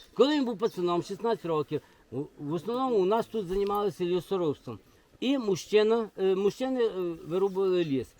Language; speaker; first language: Ukrainian; native; Ukrainian